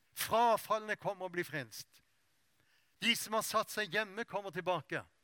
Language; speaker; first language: Norwegian; native; Norwegian